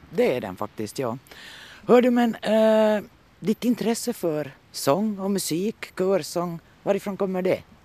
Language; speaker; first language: Swedish; native; Swedish